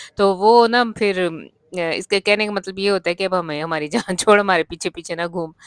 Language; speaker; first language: Urdu; non-native, local second language; Punjabi